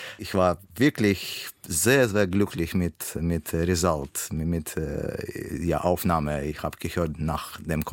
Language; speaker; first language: German; non-native, learner; Russian